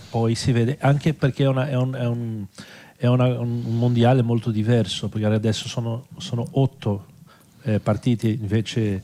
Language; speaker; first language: Italian; non-native, fluent; Portuguese